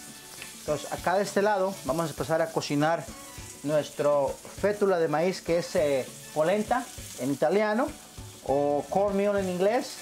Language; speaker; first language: Spanish; native; Spanish